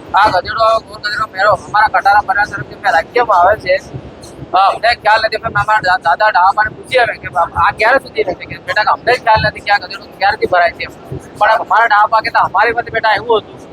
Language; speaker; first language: Gujarati; non-native, local second language; Bhili